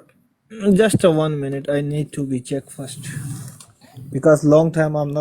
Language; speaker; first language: English; non-native, learner; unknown